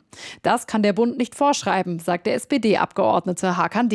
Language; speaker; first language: German; native; German